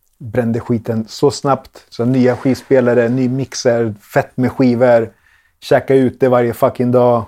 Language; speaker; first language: Swedish; early bilingual, other home language; Spanish